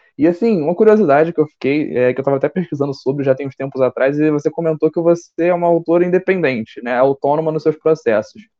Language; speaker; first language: Portuguese; native; Portuguese